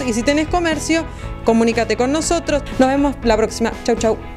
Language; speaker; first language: Spanish; native; Spanish